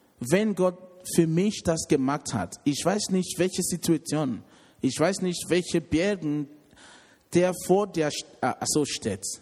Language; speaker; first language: German; non-native, learner; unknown